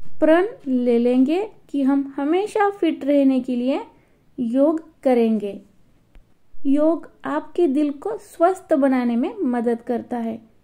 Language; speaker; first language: Hindi; non-native, local second language; Marathi